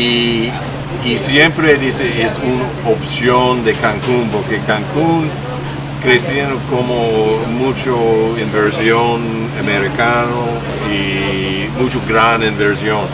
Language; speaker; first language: Spanish; non-native, learner; English